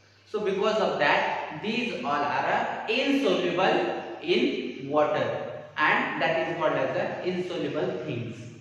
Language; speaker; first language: English; non-native, local second language; Marathi